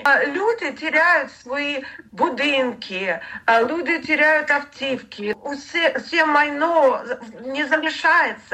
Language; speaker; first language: Ukrainian; non-native, learner; Russian